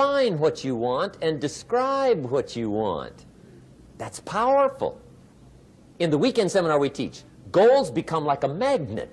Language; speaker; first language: English; native; English